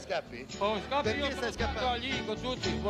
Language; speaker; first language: Italian; non-native, fluent; Serbian